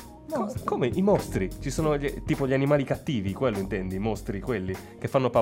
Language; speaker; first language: Italian; native; Italian